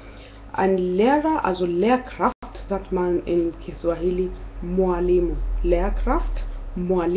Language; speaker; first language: German; non-native, fluent; Swahili